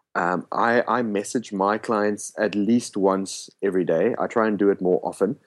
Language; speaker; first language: English; non-native, local second language; Afrikaans